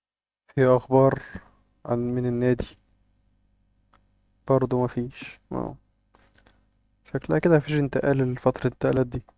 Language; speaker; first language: Arabic; native; Arabic